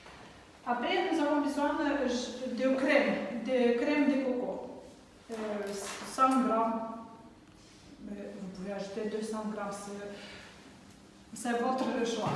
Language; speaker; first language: French; non-native, learner; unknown